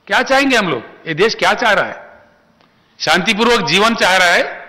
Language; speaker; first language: Hindi; non-native, local second language; Telugu